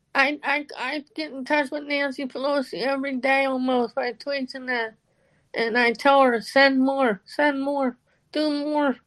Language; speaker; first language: English; native; English